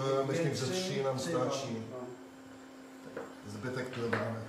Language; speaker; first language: Czech; non-native, fluent; Polish